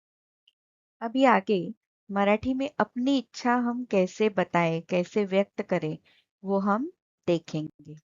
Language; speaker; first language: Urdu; non-native, local second language; Marathi